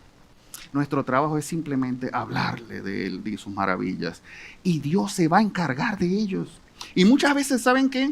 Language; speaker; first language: Spanish; native; Spanish